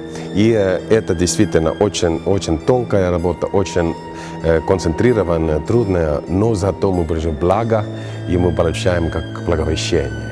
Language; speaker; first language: Russian; non-native, fluent; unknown